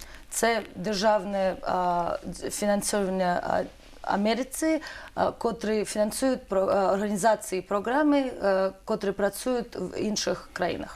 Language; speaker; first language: Ukrainian; non-native, learner; Russian